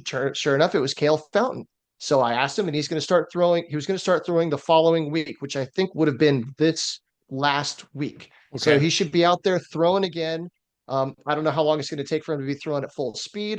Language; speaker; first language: English; native; English